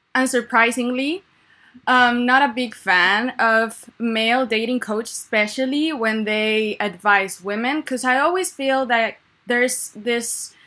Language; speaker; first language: English; non-native, fluent; Spanish